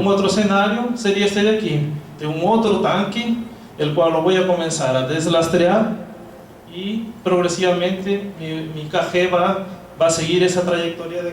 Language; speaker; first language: Spanish; non-native, fluent; Portuguese